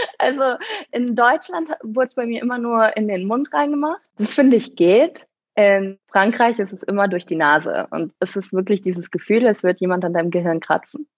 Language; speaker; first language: German; native; German